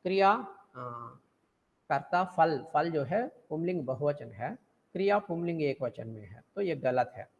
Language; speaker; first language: Hindi; non-native, local second language; Telugu